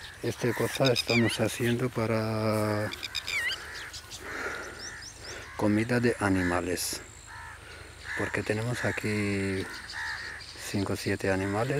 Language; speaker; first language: Spanish; non-native, learner; Urdu